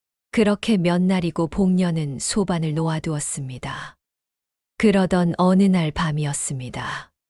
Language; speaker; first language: Korean; native; Korean